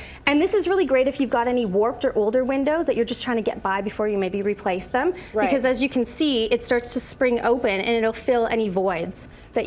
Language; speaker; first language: English; native; English